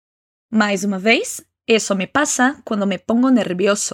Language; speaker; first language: Portuguese; native; Portuguese